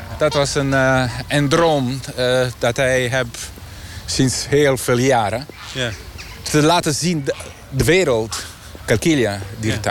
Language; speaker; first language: Dutch; non-native, learner; Italian